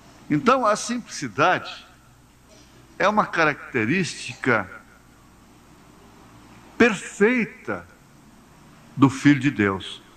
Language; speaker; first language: Portuguese; native; Portuguese